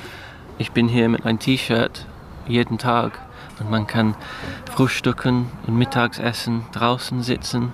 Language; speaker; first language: German; non-native, fluent; English